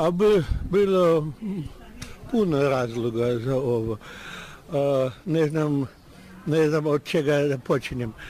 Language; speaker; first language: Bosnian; non-native, learner; Russian